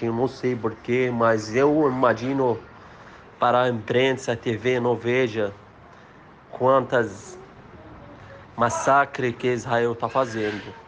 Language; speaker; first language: Portuguese; non-native, fluent; Arabic